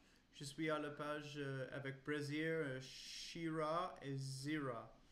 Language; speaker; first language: French; non-native, learner; English